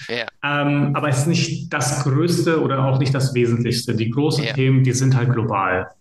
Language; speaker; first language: German; early bilingual, other home language; Serbian